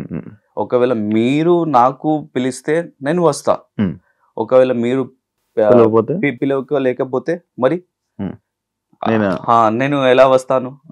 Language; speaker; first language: Telugu; non-native, learner; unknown